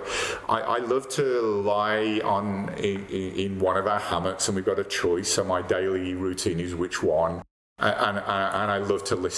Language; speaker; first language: English; native; English